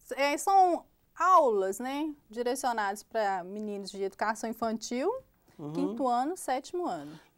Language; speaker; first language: Portuguese; native; Portuguese